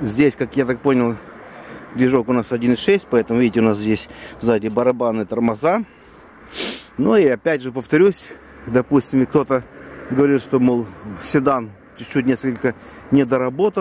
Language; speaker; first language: Russian; native; Russian